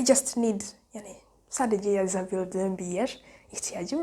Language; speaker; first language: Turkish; non-native, fluent; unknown